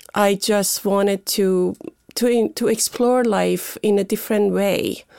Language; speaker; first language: English; non-native, fluent; Persian